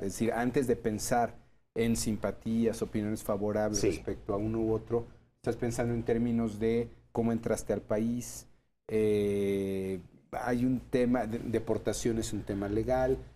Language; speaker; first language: Spanish; native; Spanish